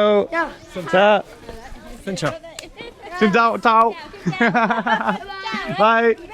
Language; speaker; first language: Vietnamese; non-native, learner; Greek